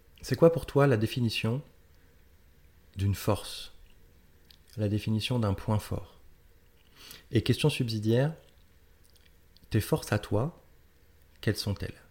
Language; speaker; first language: French; native; French